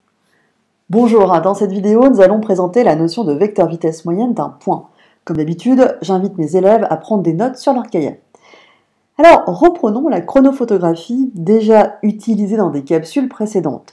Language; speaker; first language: French; native; French